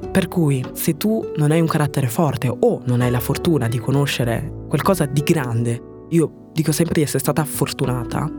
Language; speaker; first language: Italian; early bilingual, other home language; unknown